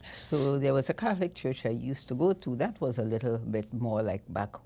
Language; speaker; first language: English; native; English